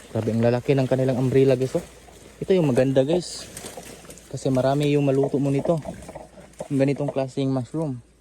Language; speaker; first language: Filipino; non-native, local second language; Cebuano